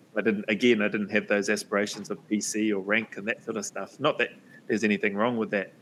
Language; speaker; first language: English; native; English